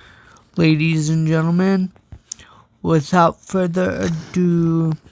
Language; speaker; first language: English; native; English